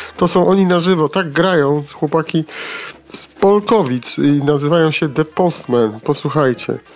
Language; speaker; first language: Polish; native; Polish